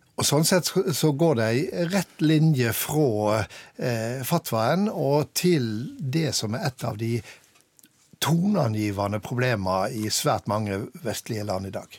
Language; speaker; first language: Norwegian; native; Norwegian